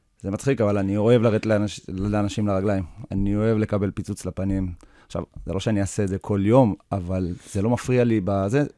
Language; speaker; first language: Hebrew; early bilingual, other home language; English